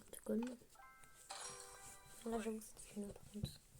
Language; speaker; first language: French; native; French